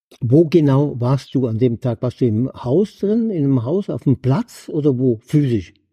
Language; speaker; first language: German; native; German